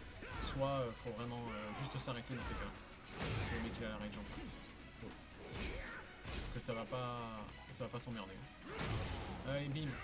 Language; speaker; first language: French; native; French